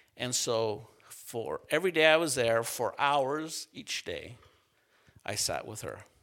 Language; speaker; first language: English; native; English